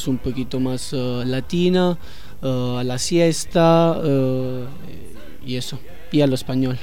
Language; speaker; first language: Spanish; non-native, learner; Italian